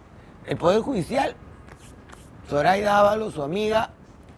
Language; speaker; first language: Spanish; native; Spanish